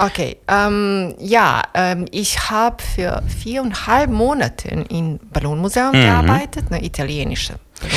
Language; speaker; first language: German; non-native, fluent; Serbian